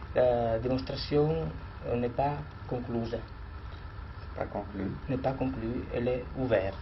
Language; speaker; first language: French; non-native, fluent; Italian